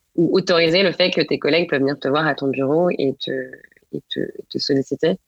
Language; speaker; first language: French; native; French